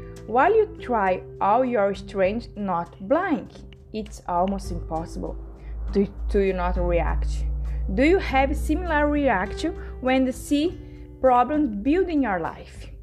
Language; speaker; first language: English; non-native, learner; Portuguese